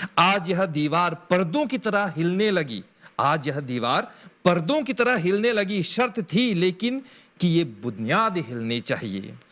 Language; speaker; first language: Hindi; non-native, local second language; Morisyen